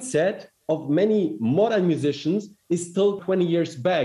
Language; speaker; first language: English; non-native, fluent; German